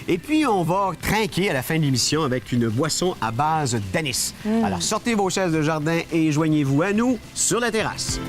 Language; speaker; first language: French; native; French